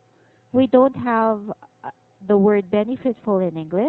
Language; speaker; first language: English; non-native, fluent; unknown